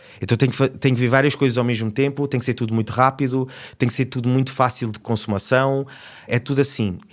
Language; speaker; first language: Portuguese; native; Portuguese